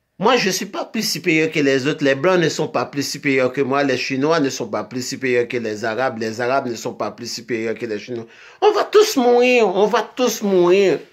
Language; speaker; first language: French; non-native, local second language; Haitian Creole